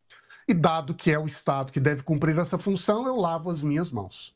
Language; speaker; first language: Portuguese; native; Portuguese